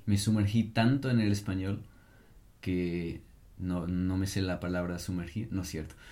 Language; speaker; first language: Spanish; non-native, fluent; German